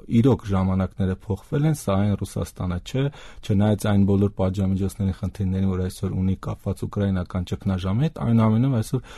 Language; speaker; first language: Armenian; native; Armenian